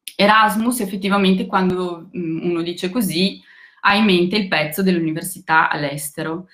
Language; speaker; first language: Italian; non-native, fluent; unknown